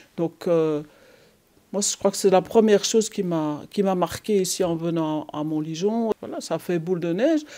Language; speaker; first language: French; native; French